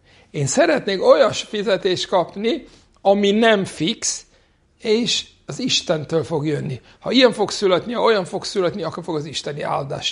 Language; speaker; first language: Hungarian; non-native, fluent; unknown